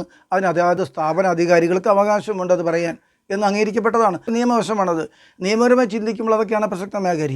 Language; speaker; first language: Malayalam; native; Malayalam